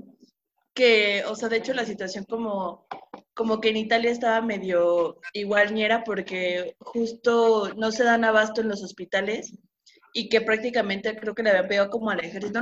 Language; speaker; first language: Spanish; native; Spanish